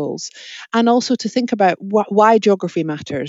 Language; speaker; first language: English; native; English